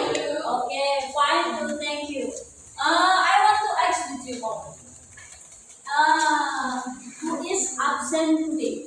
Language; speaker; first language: English; non-native, learner; Indonesian